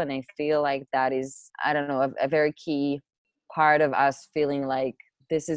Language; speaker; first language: English; non-native, fluent; Hebrew